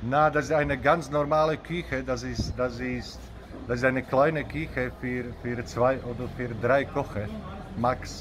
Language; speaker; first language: German; non-native, learner; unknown